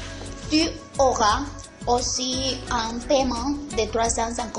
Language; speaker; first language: French; non-native, learner; Spanish